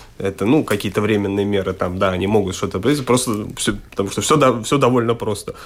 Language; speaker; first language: Russian; native; Russian